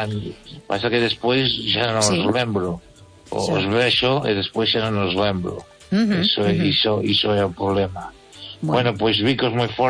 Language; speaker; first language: Galician; non-native, learner; Spanish